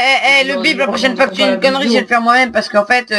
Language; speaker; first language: French; native; French